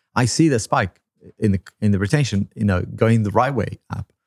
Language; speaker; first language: English; non-native, fluent; Portuguese